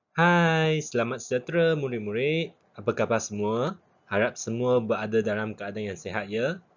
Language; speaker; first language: Malay; non-native, local second language; Chinese